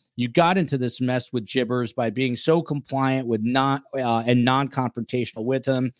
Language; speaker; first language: English; native; English